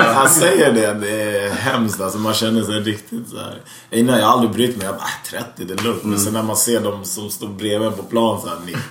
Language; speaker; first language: Swedish; early bilingual, other home language; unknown